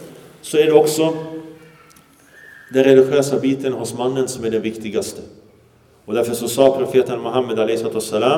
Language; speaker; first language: Swedish; early bilingual, other home language; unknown